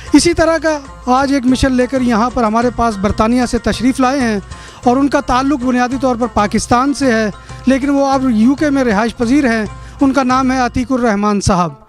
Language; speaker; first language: Urdu; native; Urdu